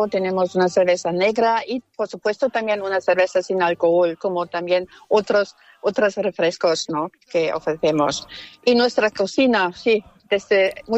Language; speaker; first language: Spanish; non-native, fluent; German